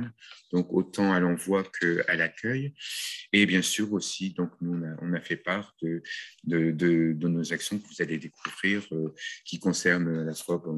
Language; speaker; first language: French; native; French